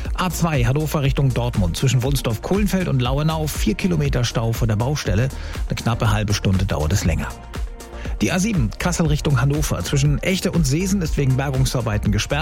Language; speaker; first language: German; native; German